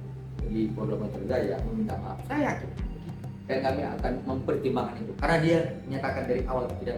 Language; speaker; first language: Indonesian; native; Indonesian